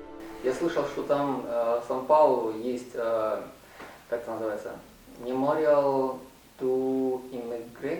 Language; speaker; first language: Russian; non-native, learner; Korean